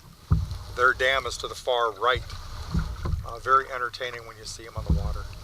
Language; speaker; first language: English; native; English